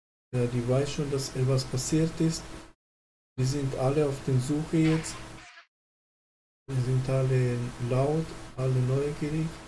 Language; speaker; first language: German; non-native, learner; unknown